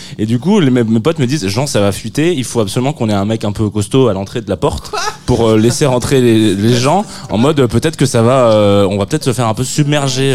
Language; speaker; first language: French; native; French